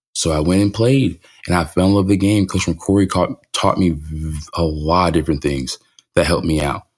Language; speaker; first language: English; native; English